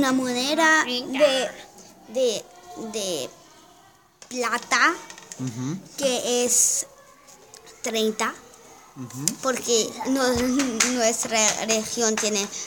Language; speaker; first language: Spanish; non-native, learner; German